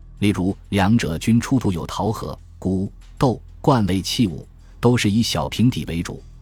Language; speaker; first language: Chinese; native; Chinese